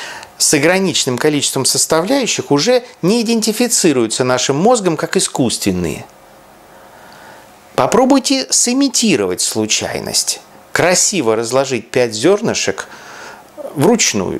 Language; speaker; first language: Russian; native; Russian